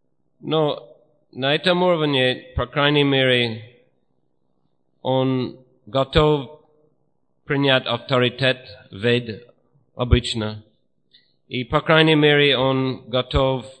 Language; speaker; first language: Russian; non-native, fluent; English